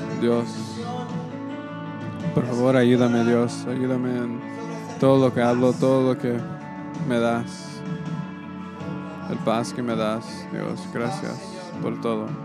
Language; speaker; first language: Spanish; non-native, learner; English